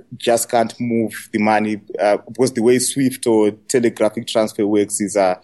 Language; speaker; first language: English; non-native, local second language; Shona